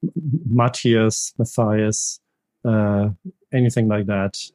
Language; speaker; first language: English; non-native, fluent; German